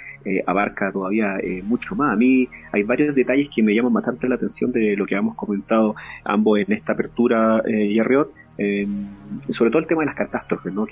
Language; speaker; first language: Spanish; native; Spanish